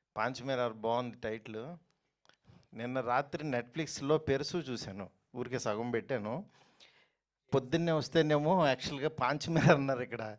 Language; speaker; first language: Telugu; native; Telugu